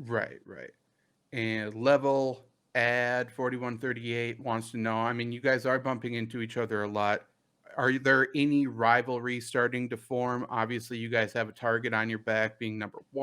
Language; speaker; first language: English; native; English